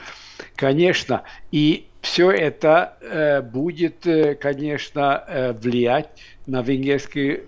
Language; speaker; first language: Russian; non-native, fluent; Hungarian